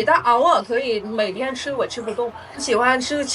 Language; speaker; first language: Chinese; non-native, fluent; Vietnamese